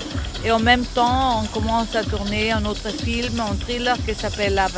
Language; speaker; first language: French; non-native, fluent; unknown